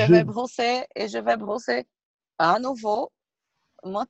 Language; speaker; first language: French; non-native, learner; Portuguese